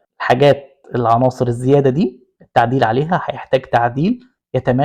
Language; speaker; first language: Arabic; native; Arabic